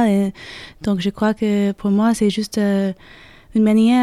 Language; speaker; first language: French; non-native, learner; English